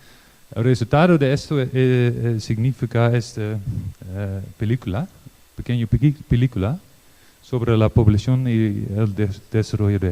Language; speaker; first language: Spanish; non-native, learner; Dutch